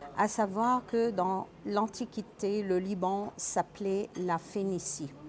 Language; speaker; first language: French; non-native, local second language; Arabic